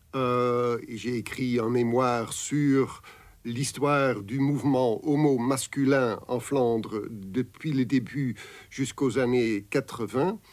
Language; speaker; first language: French; non-native, local second language; Dutch